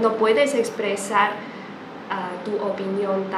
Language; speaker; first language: Spanish; non-native, fluent; Chinese